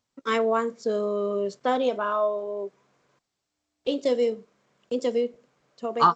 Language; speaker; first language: English; non-native, learner; Vietnamese